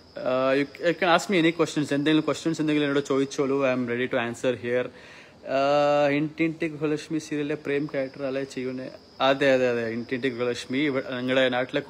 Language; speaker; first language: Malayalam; early bilingual, heritage; Malayalam